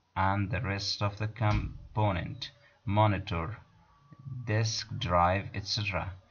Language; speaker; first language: English; non-native, fluent; Persian